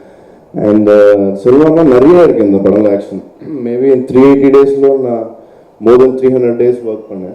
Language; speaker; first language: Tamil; non-native, learner; Telugu